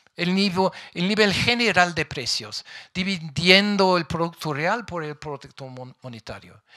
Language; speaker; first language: Spanish; non-native, fluent; English